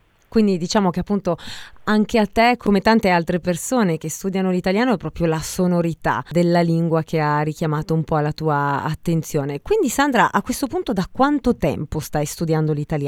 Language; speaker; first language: Italian; native; Italian